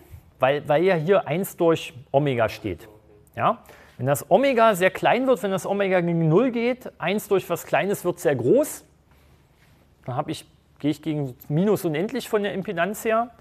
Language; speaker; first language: German; native; German